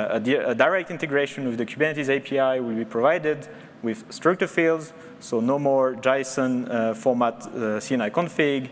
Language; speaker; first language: English; non-native, fluent; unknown